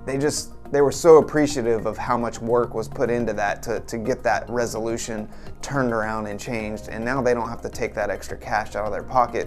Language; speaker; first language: English; native; English